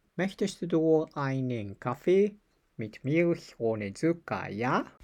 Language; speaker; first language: German; non-native, learner; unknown